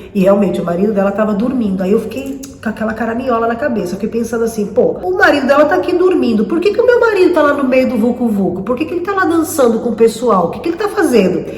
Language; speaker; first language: Portuguese; native; Portuguese